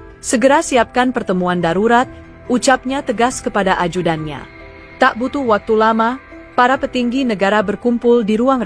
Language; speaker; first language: Indonesian; native; Indonesian